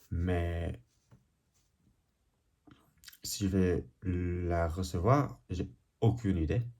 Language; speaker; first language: French; non-native, learner; English